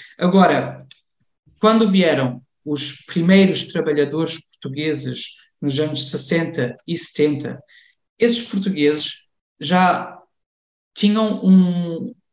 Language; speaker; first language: Portuguese; early bilingual, heritage; Portuguese